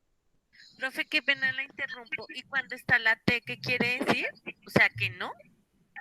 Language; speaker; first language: Spanish; native; Spanish